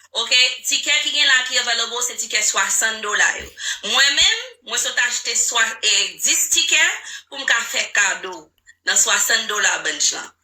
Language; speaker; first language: Haitian Creole; early bilingual, heritage; Haitian Creole